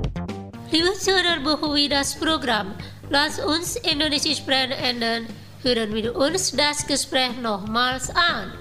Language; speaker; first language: German; non-native, fluent; Indonesian